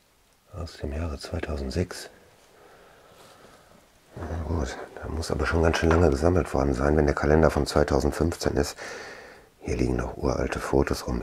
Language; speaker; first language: German; native; German